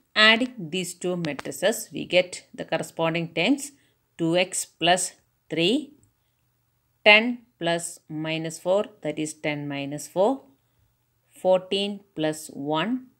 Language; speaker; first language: English; non-native, local second language; Malayalam